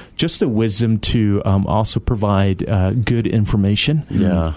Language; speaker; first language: English; native; English